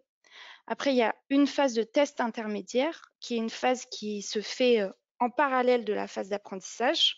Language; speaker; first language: French; native; French